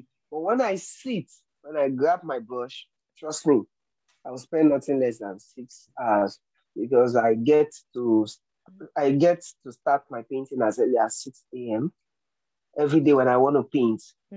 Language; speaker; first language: English; non-native, local second language; Yoruba